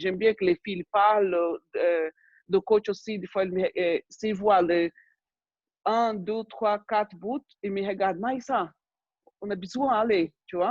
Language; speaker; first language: French; non-native, fluent; Portuguese